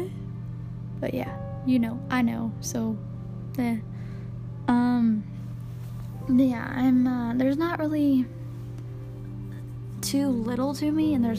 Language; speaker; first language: English; native; English